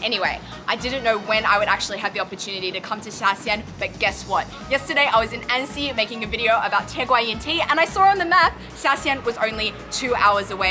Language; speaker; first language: English; native; English